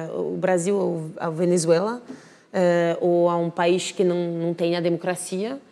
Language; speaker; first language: Portuguese; non-native, fluent; French